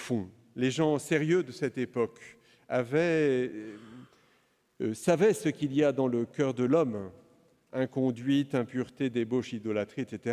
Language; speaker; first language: French; native; French